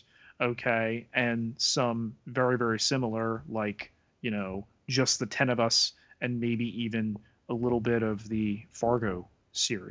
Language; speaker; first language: English; native; English